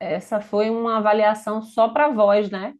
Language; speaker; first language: Portuguese; native; Portuguese